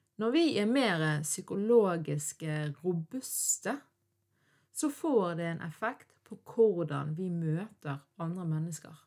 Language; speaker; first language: Norwegian; early bilingual, other home language; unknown